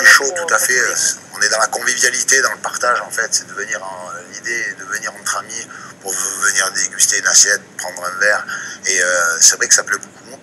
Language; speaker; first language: French; native; French